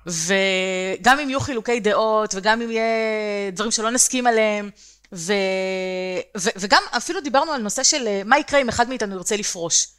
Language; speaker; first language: Hebrew; native; Hebrew